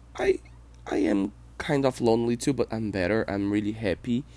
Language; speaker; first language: English; non-native, fluent; Portuguese